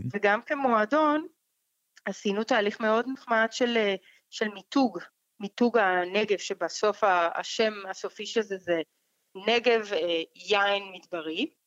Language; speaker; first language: Hebrew; non-native, fluent; Spanish